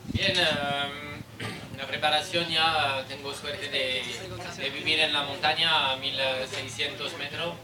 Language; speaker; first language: Spanish; non-native, learner; French